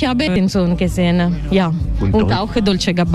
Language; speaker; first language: German; non-native, fluent; Italian